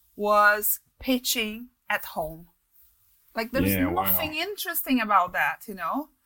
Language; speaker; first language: English; non-native, fluent; Portuguese